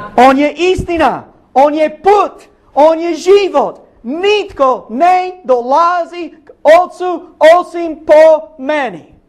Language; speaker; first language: Bosnian; non-native, learner; English